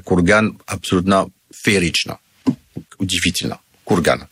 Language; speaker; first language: Russian; non-native, learner; French